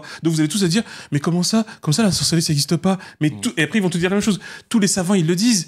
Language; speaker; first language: French; native; French